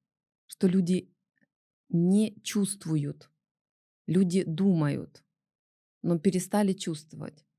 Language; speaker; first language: Russian; native; Russian